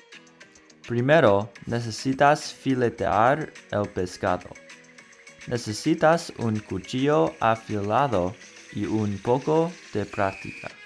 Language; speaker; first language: Spanish; non-native, learner; English